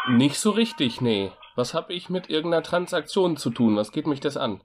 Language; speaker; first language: German; native; German